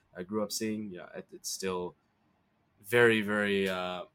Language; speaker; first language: English; early bilingual, other home language; Bangla